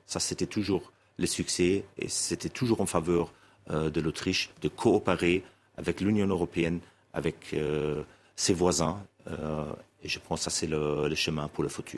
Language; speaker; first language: French; non-native, fluent; German